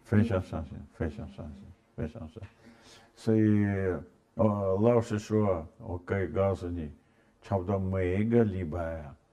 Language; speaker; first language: Chinese; non-native, fluent; Russian